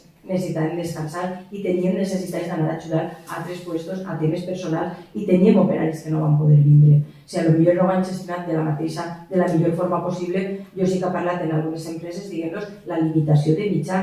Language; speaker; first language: Catalan; native; Catalan